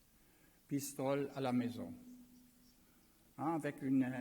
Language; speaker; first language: French; non-native, learner; German